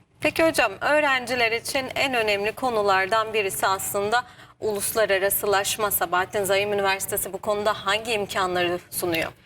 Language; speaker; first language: Turkish; native; Turkish